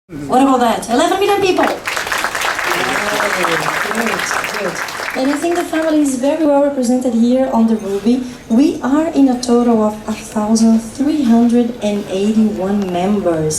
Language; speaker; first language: English; non-native, fluent; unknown